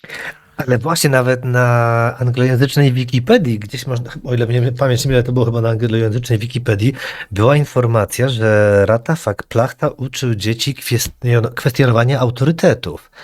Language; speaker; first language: Polish; native; Polish